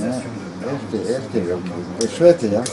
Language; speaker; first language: German; non-native, learner; French